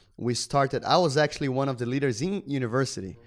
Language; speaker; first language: English; non-native, fluent; Portuguese